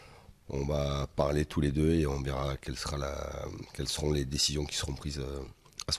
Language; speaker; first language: French; native; French